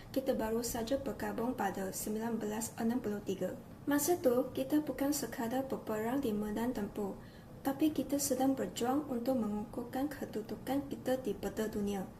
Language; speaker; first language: Malay; native; Malay